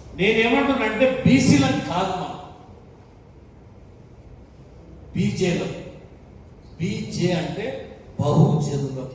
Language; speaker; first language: Telugu; native; Telugu